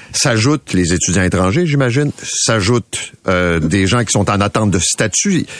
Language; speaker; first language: French; native; French